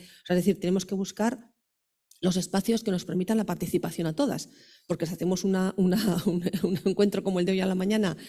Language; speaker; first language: Spanish; native; Spanish